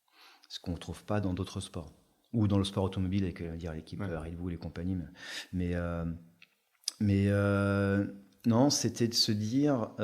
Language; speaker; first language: French; native; French